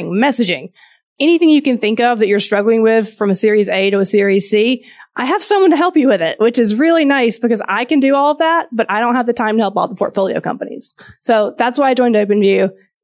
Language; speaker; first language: English; native; English